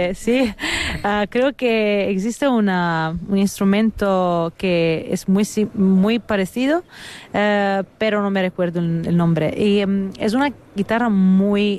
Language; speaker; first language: Spanish; non-native, fluent; Italian